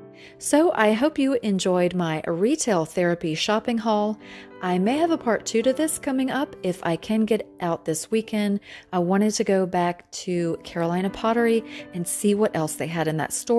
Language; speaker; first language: English; native; English